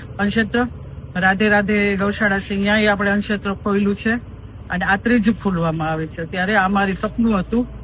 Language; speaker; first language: Gujarati; early bilingual, heritage; Gujarati